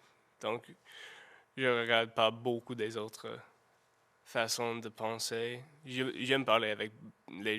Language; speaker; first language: French; non-native, learner; English